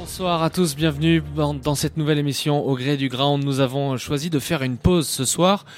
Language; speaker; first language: French; native; French